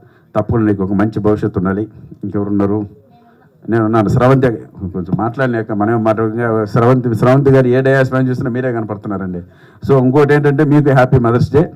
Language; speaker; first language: Telugu; native; Telugu